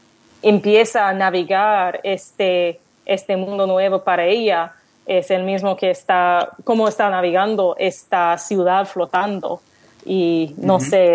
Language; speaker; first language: Spanish; non-native, learner; English